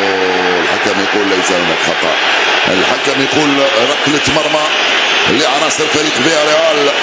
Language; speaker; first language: Arabic; native; Arabic